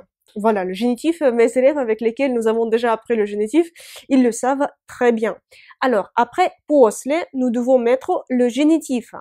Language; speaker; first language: French; non-native, fluent; Russian